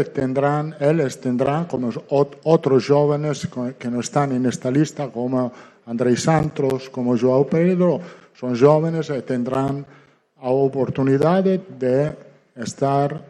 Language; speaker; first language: Portuguese; non-native, learner; Italian